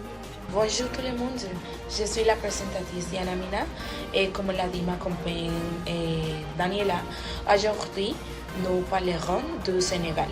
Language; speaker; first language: French; non-native, learner; Spanish